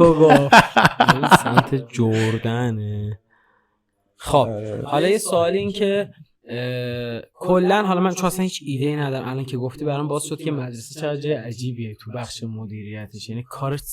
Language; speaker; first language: Persian; native; Persian